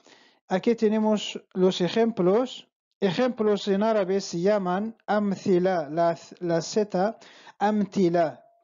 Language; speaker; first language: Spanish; non-native, fluent; Arabic